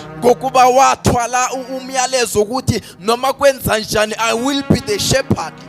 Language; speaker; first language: Zulu; non-native, local second language; South Ndebele